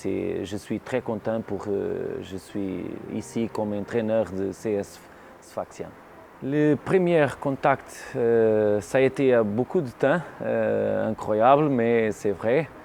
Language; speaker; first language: French; non-native, learner; Portuguese